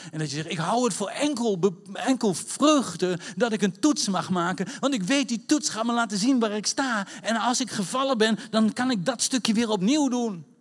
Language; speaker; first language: Dutch; native; Dutch